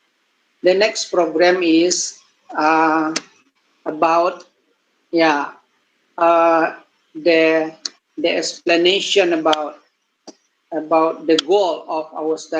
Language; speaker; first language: English; non-native, learner; Indonesian